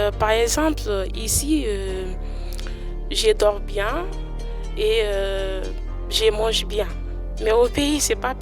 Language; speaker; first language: French; non-native, fluent; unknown